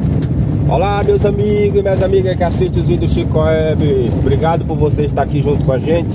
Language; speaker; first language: Portuguese; native; Portuguese